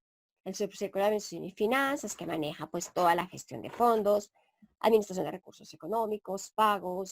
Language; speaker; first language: Spanish; native; Spanish